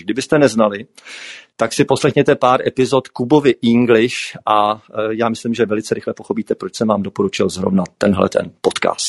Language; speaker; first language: Czech; native; Czech